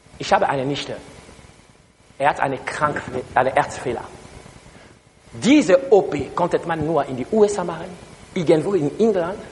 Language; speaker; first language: German; non-native, learner; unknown